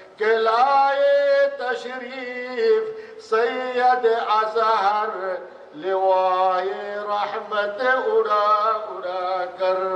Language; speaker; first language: Urdu; non-native, fluent; Bangla